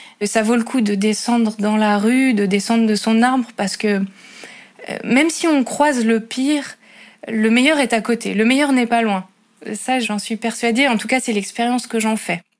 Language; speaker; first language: French; native; French